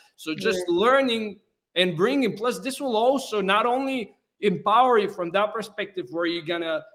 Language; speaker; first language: English; non-native, fluent; Bulgarian